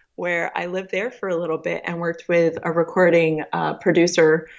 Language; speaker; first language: English; native; English